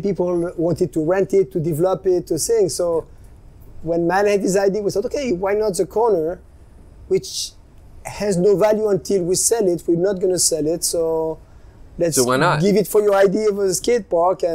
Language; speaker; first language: English; non-native, fluent; French